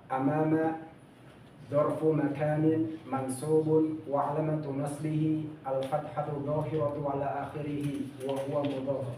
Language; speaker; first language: Arabic; non-native, learner; Indonesian